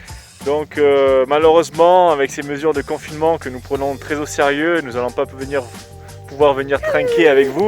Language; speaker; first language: French; native; French